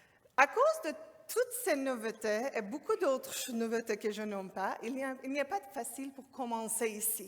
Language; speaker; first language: French; non-native, learner; Persian